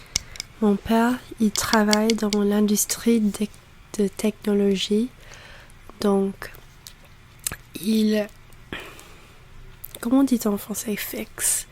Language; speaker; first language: French; non-native, learner; English